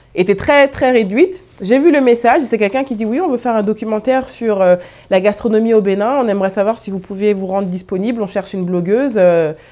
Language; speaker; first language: French; native; French